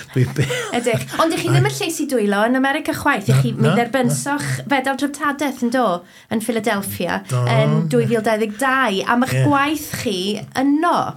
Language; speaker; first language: Welsh; native; Welsh